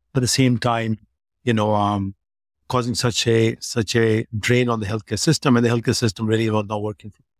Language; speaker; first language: English; non-native, local second language; Hindi